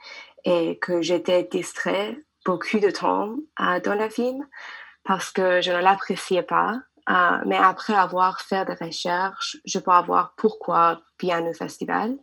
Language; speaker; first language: French; non-native, learner; English